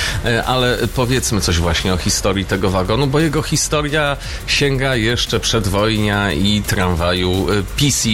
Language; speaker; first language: Polish; native; Polish